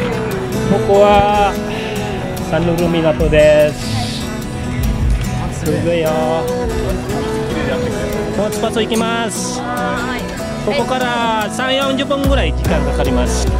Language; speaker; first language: Japanese; non-native, fluent; Indonesian